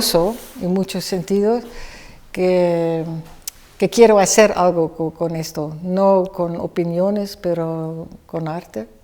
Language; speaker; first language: Spanish; non-native, fluent; Dutch